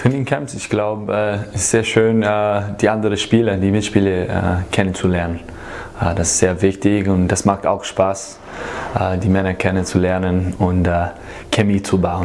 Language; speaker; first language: German; non-native, fluent; English